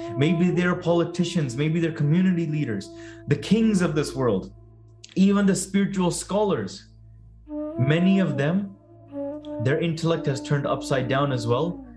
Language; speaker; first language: English; early bilingual, other home language; Punjabi